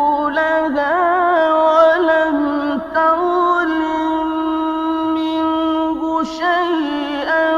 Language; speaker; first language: Arabic; native; Arabic